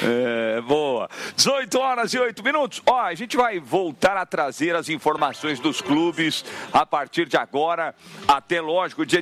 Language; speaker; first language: Portuguese; native; Portuguese